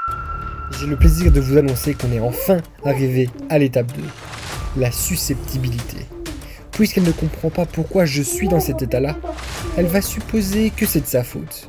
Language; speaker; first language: French; native; French